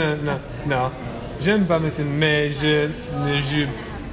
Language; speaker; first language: French; non-native, learner; English